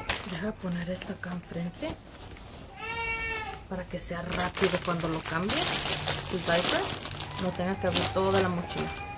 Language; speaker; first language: Spanish; early bilingual, heritage; Spanish